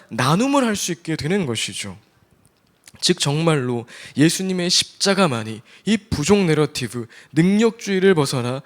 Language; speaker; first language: Korean; native; Korean